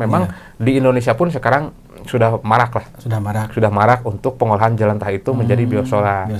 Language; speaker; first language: Indonesian; non-native, local second language; Sundanese